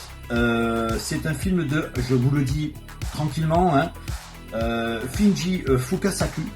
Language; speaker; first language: French; native; French